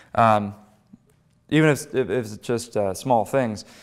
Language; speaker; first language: English; native; English